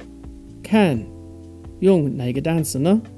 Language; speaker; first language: Chinese; non-native, fluent; English